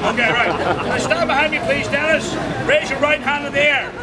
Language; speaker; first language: English; native; English